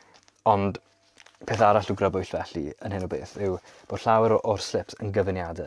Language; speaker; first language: Welsh; native; Welsh